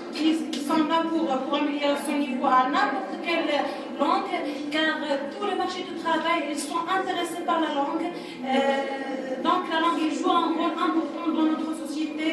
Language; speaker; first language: French; non-native, learner; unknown